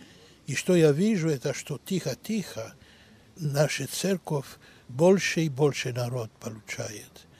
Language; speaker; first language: Russian; non-native, learner; Greek